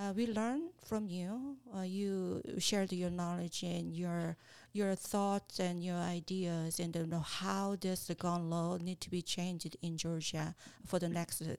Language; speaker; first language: English; non-native, fluent; Korean